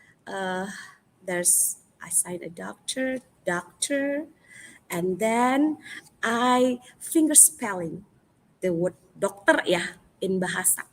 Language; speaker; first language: English; non-native, fluent; Indonesian